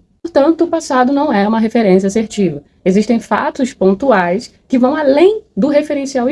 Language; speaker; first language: Portuguese; native; Portuguese